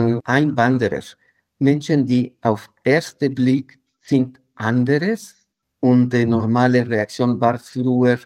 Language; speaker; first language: German; non-native, fluent; Spanish